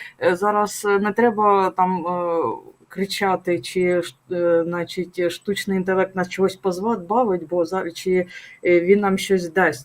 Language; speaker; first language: Ukrainian; native; Ukrainian